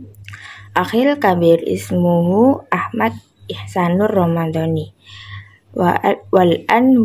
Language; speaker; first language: Arabic; non-native, learner; Indonesian